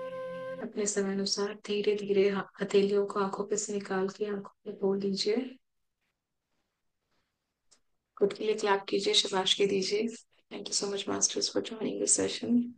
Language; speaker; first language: Hindi; native; Hindi